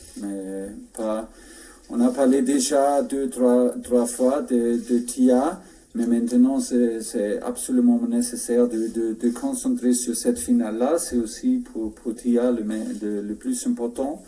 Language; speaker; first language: French; non-native, fluent; German